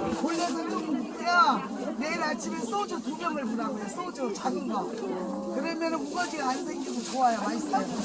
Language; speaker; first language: Korean; native; Korean